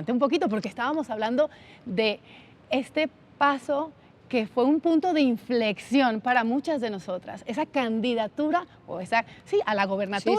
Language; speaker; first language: Spanish; native; Spanish